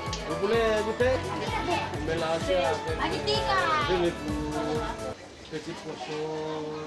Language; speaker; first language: French; non-native, learner; Indonesian